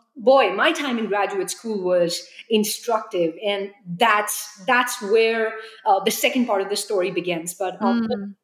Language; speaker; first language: English; non-native, local second language; Hindi